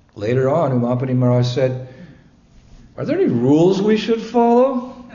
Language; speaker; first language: English; native; English